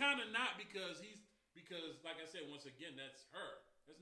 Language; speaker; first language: English; native; English